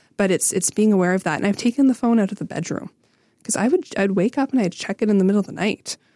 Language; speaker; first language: English; native; English